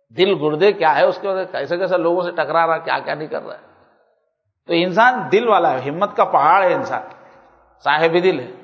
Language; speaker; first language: Urdu; native; Urdu